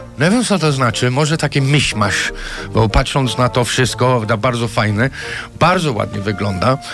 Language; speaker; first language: Polish; non-native, fluent; English